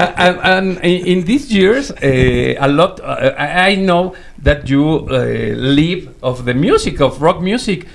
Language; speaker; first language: English; non-native, learner; Spanish